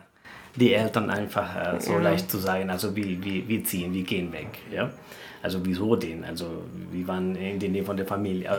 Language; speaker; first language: German; non-native, fluent; Spanish